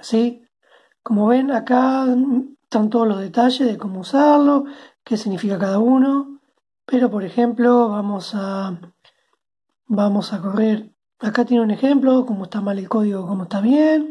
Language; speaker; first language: Spanish; native; Spanish